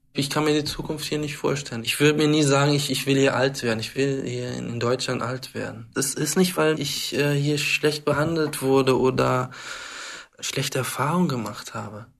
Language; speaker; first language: German; early bilingual, heritage; German